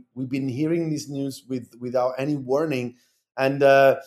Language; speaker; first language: English; non-native, fluent; Italian